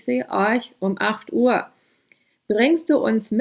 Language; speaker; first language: German; non-native, fluent; English